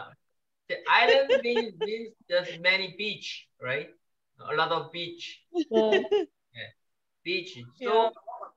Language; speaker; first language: English; non-native, learner; Korean